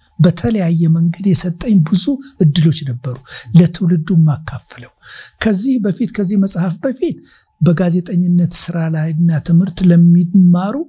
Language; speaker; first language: Amharic; native; Amharic